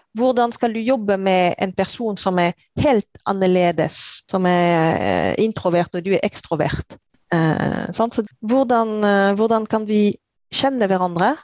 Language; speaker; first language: Norwegian; non-native, fluent; French